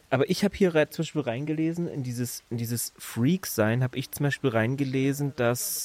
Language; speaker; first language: German; native; German